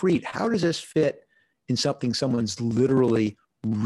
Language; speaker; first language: English; native; English